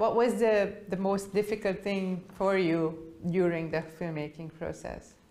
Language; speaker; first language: English; non-native, fluent; Hungarian